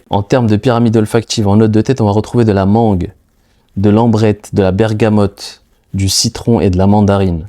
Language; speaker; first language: French; native; French